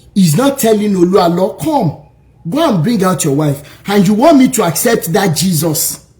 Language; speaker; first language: English; non-native, local second language; Yoruba